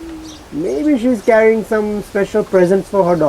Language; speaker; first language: English; early bilingual, heritage; Gujarati